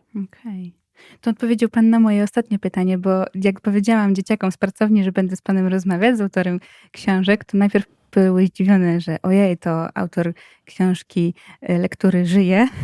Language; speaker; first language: Polish; native; Polish